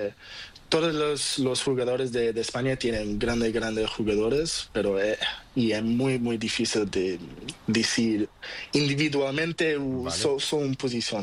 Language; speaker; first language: Spanish; non-native, learner; Portuguese